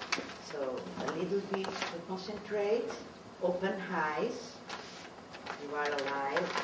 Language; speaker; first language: English; non-native, learner; Portuguese